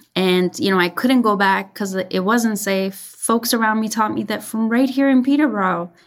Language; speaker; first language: English; early bilingual, other home language; Persian